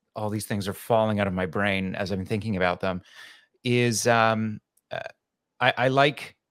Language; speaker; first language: English; native; English